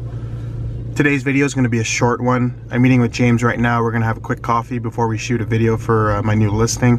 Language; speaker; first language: English; native; English